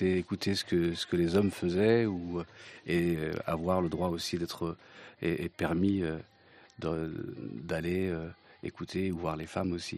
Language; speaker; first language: French; early bilingual, other home language; Kabyle